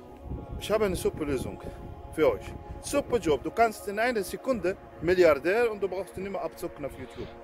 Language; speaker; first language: German; non-native, fluent; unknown